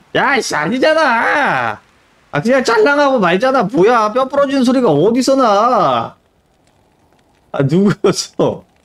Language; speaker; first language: Korean; native; Korean